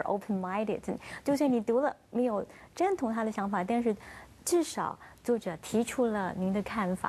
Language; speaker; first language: Chinese; native; Chinese